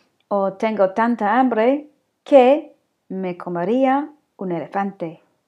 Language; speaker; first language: Spanish; non-native, learner; English